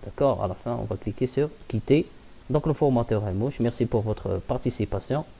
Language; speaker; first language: French; non-native, local second language; Arabic